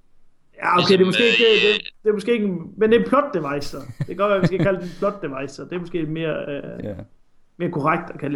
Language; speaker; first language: Danish; native; Danish